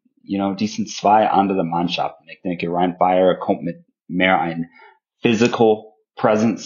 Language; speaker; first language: German; non-native, fluent; English